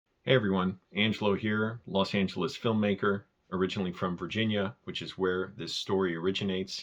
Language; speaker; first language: English; native; English